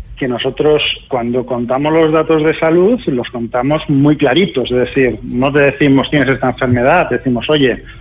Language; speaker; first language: Spanish; native; Spanish